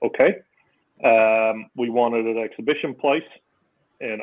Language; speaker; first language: English; native; English